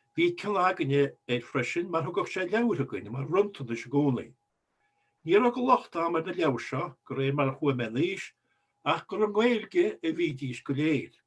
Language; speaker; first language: Irish; native; Irish